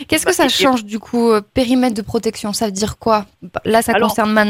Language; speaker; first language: French; native; French